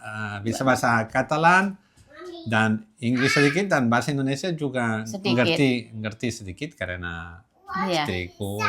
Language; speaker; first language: Indonesian; non-native, learner; Catalan